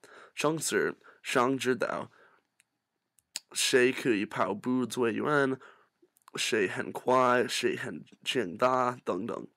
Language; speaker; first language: Chinese; non-native, learner; English